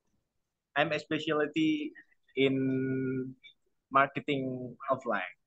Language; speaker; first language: English; non-native, learner; Indonesian